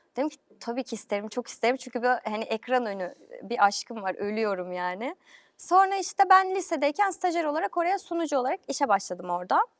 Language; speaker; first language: Turkish; native; Turkish